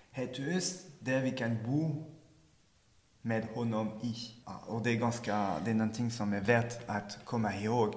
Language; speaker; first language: Swedish; non-native, fluent; French